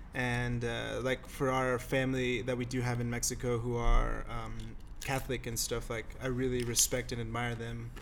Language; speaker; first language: English; native; English